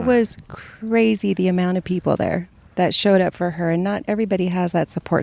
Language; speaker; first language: English; native; English